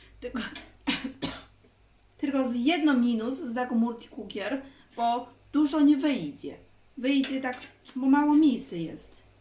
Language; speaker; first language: Polish; non-native, learner; Chinese